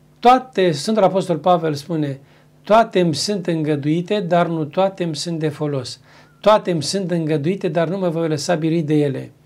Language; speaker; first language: Romanian; native; Romanian